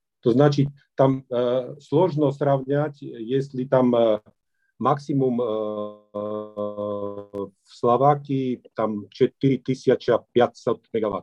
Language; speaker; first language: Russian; non-native, fluent; Slovak